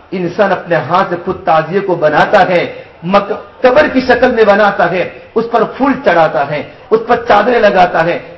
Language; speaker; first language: Urdu; non-native, local second language; Gujarati